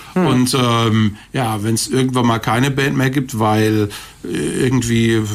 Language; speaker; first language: German; native; German